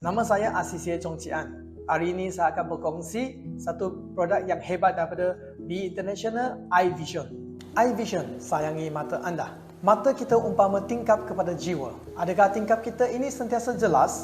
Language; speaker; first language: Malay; non-native, local second language; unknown